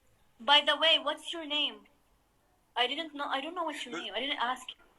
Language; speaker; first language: English; non-native, fluent; Somali